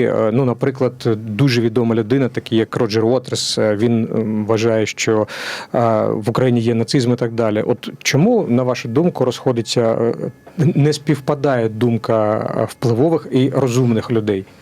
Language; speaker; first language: Ukrainian; native; Ukrainian